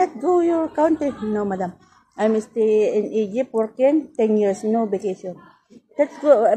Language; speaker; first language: English; non-native, learner; Filipino